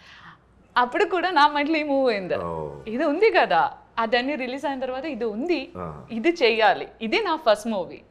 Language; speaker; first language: Telugu; non-native, learner; Malayalam